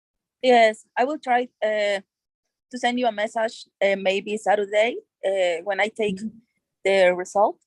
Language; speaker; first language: English; non-native, learner; Spanish